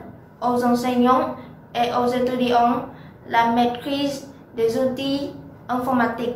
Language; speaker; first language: French; non-native, learner; Vietnamese